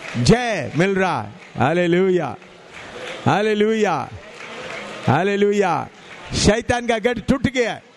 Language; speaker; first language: Hindi; non-native, local second language; Malayalam